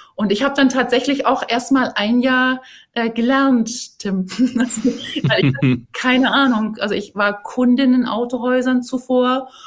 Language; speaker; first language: German; native; German